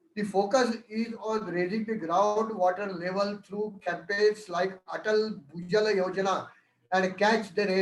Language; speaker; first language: English; non-native, local second language; Marathi